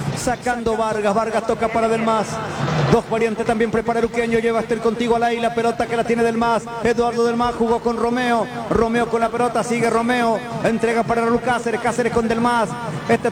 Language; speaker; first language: Spanish; native; Spanish